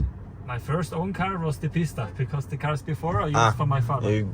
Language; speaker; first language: English; non-native, fluent; German